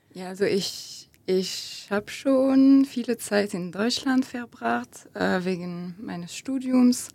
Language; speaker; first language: German; non-native, fluent; French